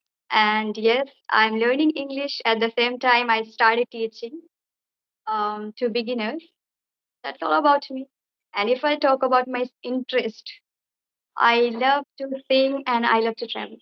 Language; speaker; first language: English; non-native, fluent; Bangla